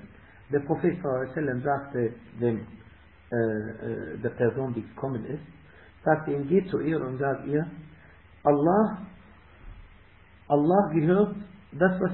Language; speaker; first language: German; non-native, fluent; Arabic